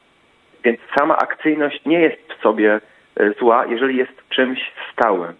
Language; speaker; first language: Polish; native; Polish